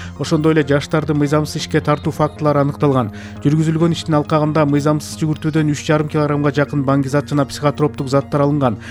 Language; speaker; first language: Kyrgyz; native; Kyrgyz